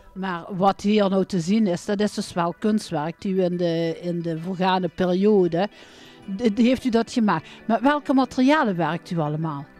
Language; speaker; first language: Dutch; native; Dutch